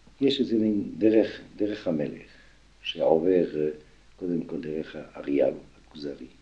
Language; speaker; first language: Hebrew; non-native, fluent; French